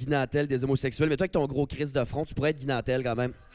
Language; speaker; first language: French; native; French